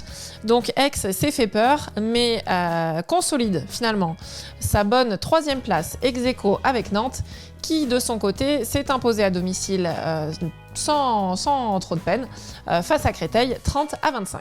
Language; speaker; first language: French; native; French